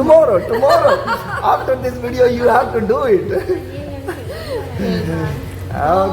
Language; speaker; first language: English; non-native, fluent; Hindi